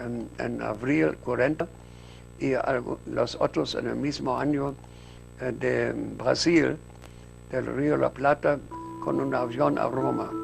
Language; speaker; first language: Spanish; non-native, fluent; German